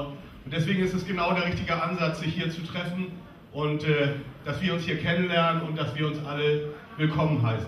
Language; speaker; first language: German; native; German